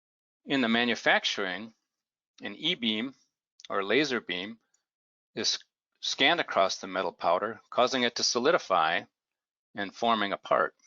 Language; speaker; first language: English; native; English